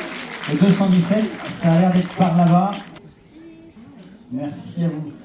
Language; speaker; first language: French; native; French